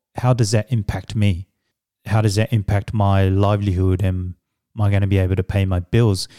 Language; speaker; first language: English; early bilingual, other home language; Samoan